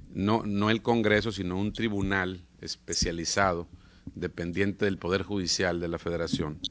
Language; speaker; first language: Spanish; native; Spanish